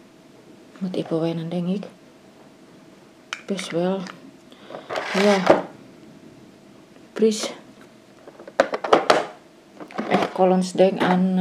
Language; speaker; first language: Dutch; non-native, learner; Indonesian